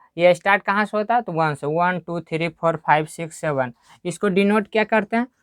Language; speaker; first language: Hindi; native; Hindi